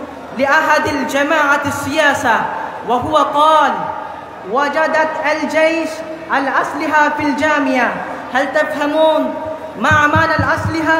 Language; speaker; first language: Arabic; non-native, learner; Bangla